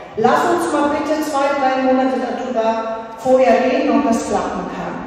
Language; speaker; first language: German; non-native, fluent; Greek